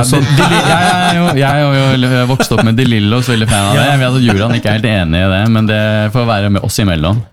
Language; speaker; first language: Norwegian; native; Norwegian